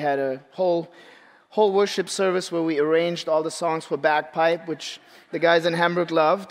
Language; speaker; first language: English; non-native, fluent; Turkish